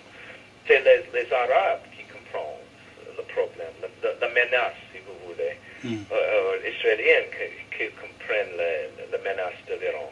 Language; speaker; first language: French; non-native, fluent; English